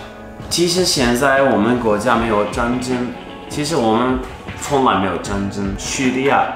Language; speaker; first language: Chinese; non-native, learner; Turkish